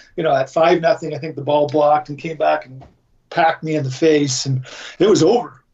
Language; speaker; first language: English; native; English